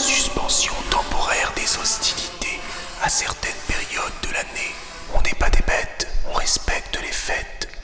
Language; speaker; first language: French; native; French